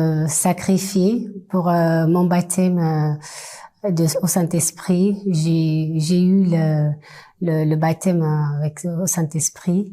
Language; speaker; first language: French; non-native, fluent; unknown